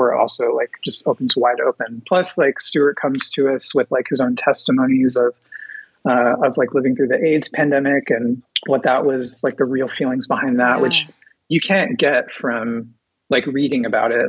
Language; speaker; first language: English; native; English